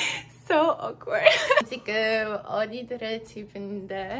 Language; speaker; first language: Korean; non-native, learner; Polish